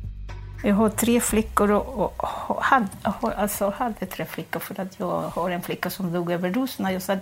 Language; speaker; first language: Swedish; non-native, fluent; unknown